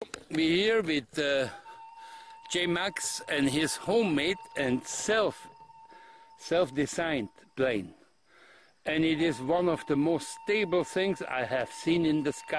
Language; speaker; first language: English; non-native, fluent; German